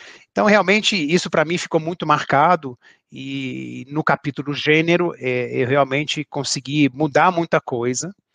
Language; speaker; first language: Portuguese; native; Portuguese